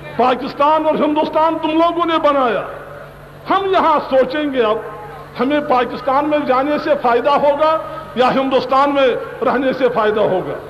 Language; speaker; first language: Urdu; non-native, local second language; Kashmiri